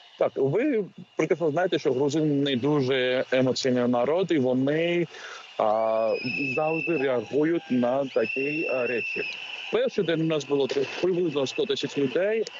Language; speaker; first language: Ukrainian; non-native, fluent; Georgian